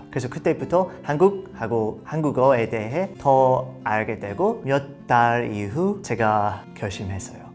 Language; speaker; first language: Korean; non-native, learner; English